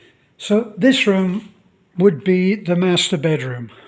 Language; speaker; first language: English; native; English